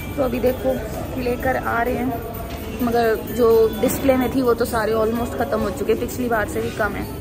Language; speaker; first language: Hindi; native; Hindi